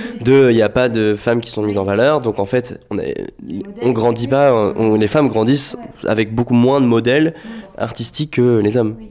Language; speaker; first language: French; native; French